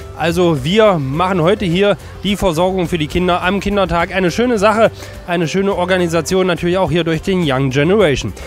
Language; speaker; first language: German; native; German